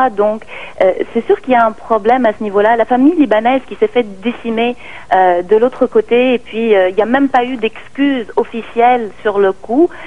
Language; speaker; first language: French; non-native, local second language; Arabic